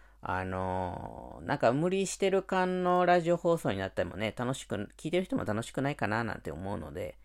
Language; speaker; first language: Japanese; native; Japanese